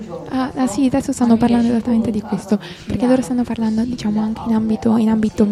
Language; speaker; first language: Italian; native; Italian